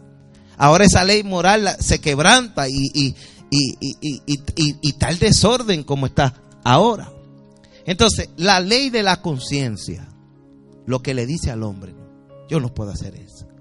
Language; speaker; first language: Spanish; native; Spanish